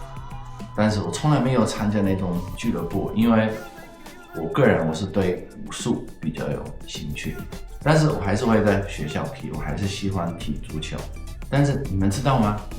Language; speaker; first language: Chinese; non-native, fluent; Dutch